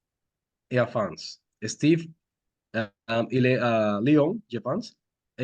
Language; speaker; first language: French; non-native, fluent; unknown